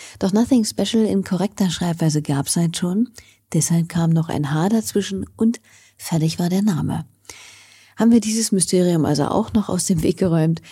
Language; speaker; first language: German; native; German